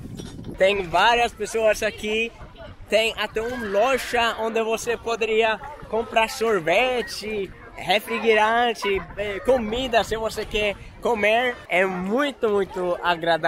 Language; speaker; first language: Portuguese; non-native, fluent; Swedish